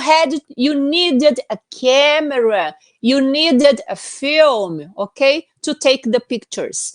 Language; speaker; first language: English; non-native, fluent; Portuguese